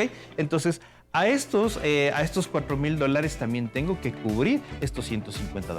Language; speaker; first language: Spanish; native; Spanish